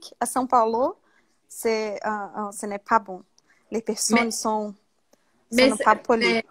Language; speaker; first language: French; non-native, learner; Portuguese